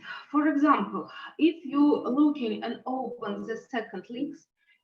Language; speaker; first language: English; non-native, learner; Russian